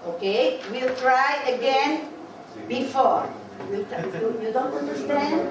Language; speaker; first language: English; non-native, learner; Portuguese